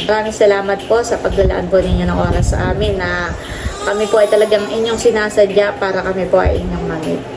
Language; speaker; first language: Filipino; native; Filipino